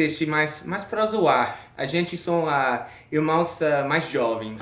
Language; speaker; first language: Portuguese; non-native, learner; English